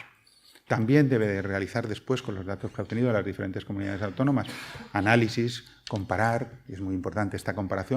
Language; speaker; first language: Spanish; native; Spanish